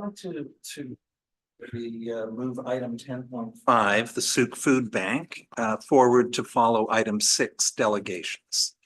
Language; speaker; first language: English; native; English